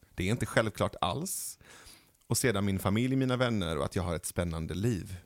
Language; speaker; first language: Swedish; early bilingual, other home language; Persian